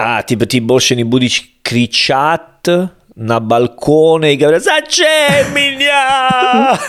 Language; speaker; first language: Russian; non-native, learner; Italian